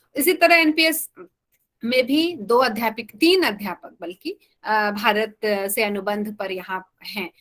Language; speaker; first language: Hindi; native; Hindi